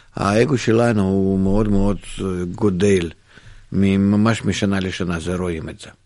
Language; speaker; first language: Hebrew; non-native, fluent; Russian